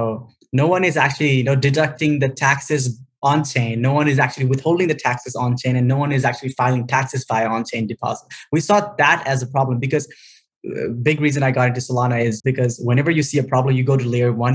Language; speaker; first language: English; non-native, local second language; Nepali